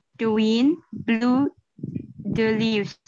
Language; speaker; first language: English; non-native, learner; Indonesian